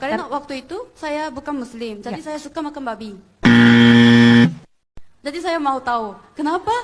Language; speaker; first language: Indonesian; non-native, fluent; Korean